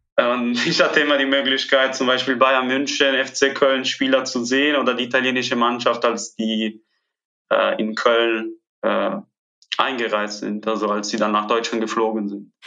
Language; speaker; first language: German; non-native, fluent; Italian